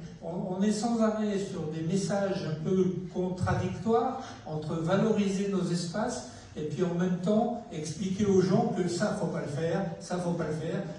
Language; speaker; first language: French; native; French